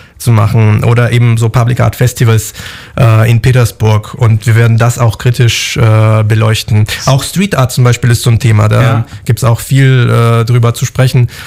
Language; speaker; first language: German; non-native, fluent; Russian